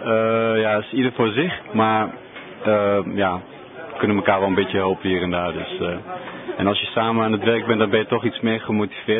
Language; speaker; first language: Dutch; early bilingual, other home language; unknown